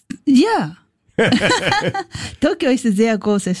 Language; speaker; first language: German; non-native, learner; Japanese